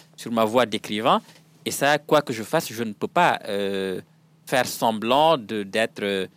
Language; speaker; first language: French; non-native, local second language; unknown